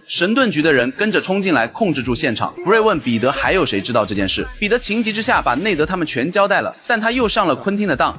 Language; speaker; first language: Chinese; native; Chinese